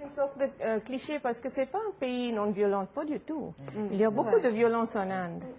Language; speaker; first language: French; non-native, fluent; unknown